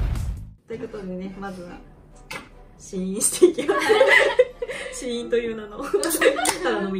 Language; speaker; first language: Japanese; native; Japanese